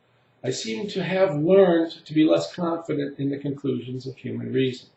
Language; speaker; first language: English; native; English